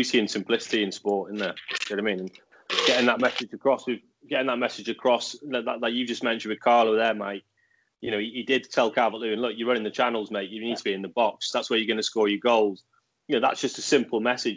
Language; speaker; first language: English; native; English